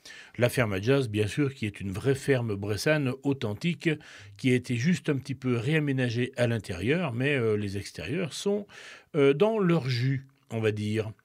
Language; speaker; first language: French; native; French